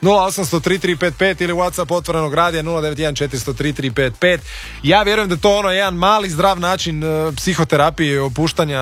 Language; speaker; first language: Croatian; native; Croatian